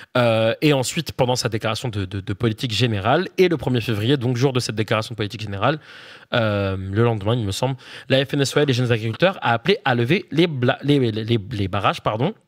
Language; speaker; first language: French; native; French